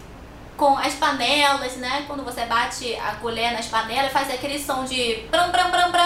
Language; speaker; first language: Portuguese; non-native, fluent; Chinese